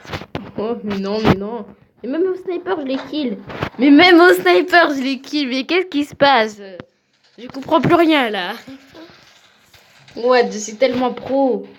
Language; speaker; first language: French; native; French